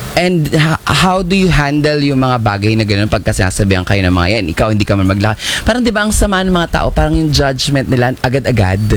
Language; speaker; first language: Filipino; native; Filipino